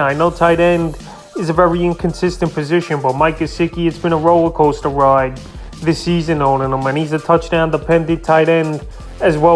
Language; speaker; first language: English; native; English